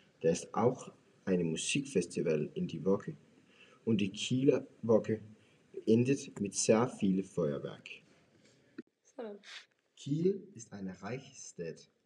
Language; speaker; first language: German; non-native, learner; Danish